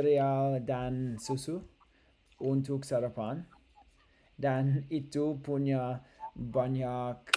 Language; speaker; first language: Indonesian; non-native, learner; English